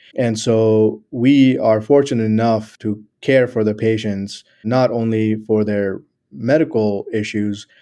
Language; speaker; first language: English; non-native, local second language; Gujarati